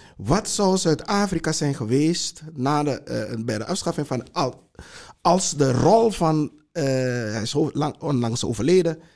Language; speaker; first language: Dutch; non-native, local second language; Sranan Tongo